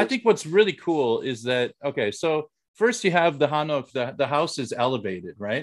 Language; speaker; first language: English; native; English